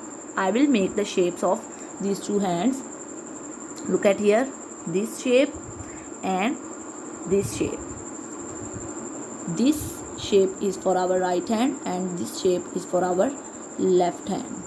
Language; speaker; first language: English; non-native, local second language; Urdu